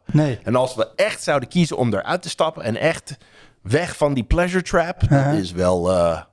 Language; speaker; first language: Dutch; non-native, fluent; English